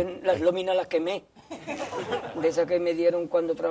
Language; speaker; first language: Spanish; native; Spanish